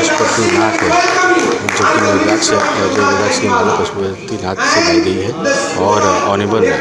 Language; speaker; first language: Hindi; native; Hindi